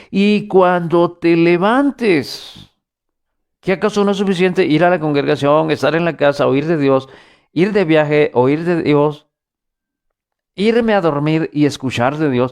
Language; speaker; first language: Spanish; native; Spanish